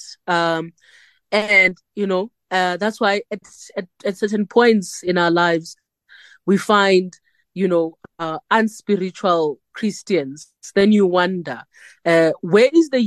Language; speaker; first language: English; non-native, local second language; Northern Sotho